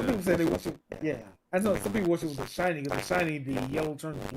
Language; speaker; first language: English; native; English